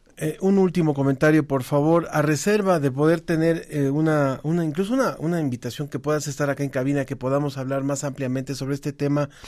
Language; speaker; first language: Spanish; native; Spanish